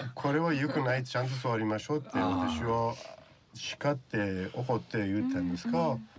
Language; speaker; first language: Japanese; non-native, fluent; Persian